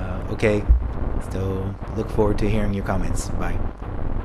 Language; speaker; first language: English; native; English